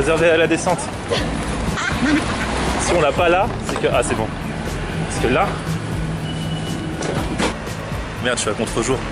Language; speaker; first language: French; native; French